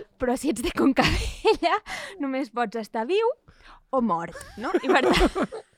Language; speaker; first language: Catalan; native; Catalan